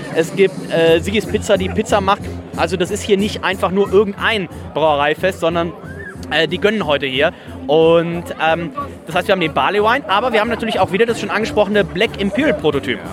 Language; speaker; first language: German; native; German